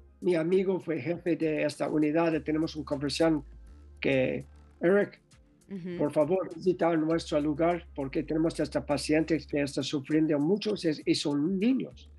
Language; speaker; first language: Spanish; non-native, learner; English